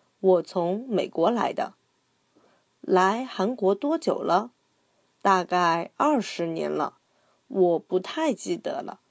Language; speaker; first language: Chinese; non-native, fluent; Korean